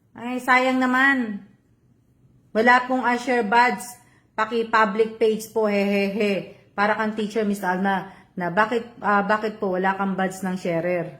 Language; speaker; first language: Filipino; native; Filipino